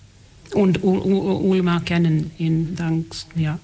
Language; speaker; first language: German; non-native, fluent; Serbian